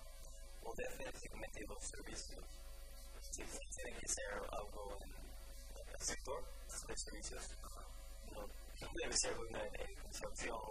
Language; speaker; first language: Spanish; non-native, fluent; English